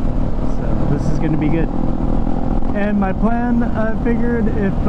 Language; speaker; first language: English; native; English